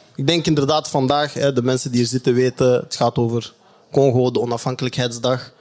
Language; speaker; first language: Dutch; native; Dutch